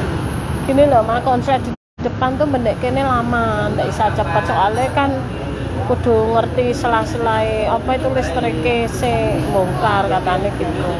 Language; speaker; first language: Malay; non-native, local second language; Javanese